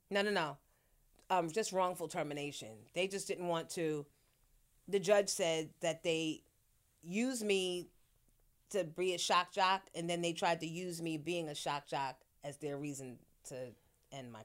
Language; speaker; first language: English; native; English